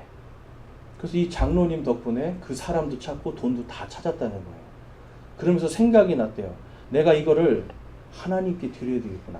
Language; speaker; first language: Korean; native; Korean